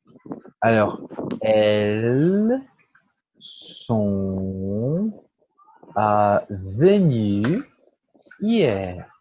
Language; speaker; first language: French; non-native, fluent; Portuguese